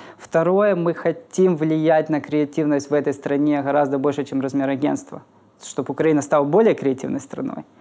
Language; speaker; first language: Russian; native; Russian